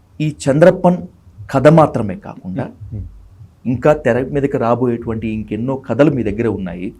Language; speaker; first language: Telugu; native; Telugu